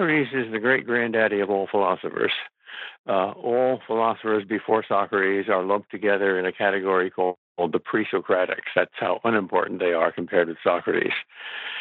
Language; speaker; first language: English; native; English